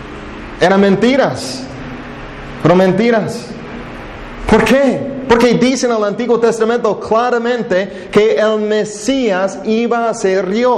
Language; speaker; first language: Spanish; non-native, fluent; English